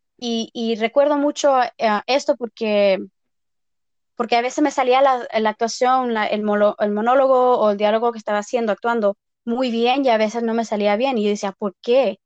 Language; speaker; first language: Spanish; early bilingual, heritage; Spanish